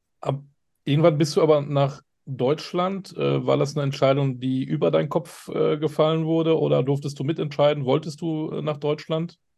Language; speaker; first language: German; native; German